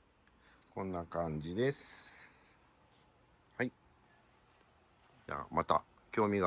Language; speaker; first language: Japanese; native; Japanese